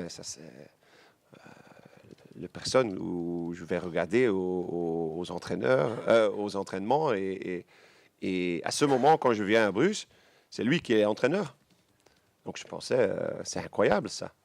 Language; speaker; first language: French; non-native, local second language; Dutch